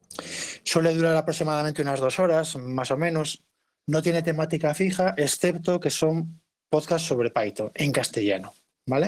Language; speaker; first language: Spanish; native; Spanish